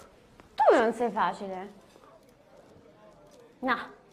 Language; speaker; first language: Italian; native; Italian